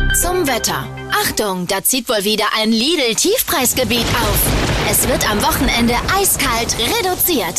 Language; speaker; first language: German; native; German